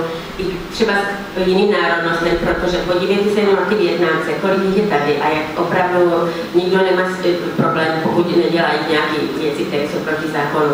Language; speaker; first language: Czech; non-native, fluent; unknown